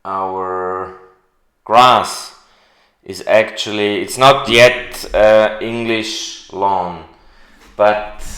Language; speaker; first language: English; non-native, fluent; German